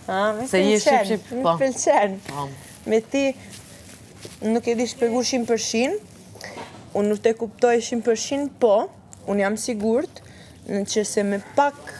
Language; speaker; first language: Albanian; non-native, learner; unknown